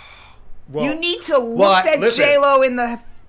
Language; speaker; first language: English; native; English